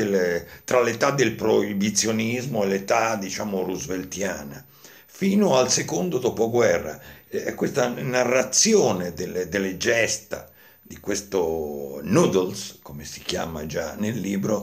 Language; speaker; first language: Italian; native; Italian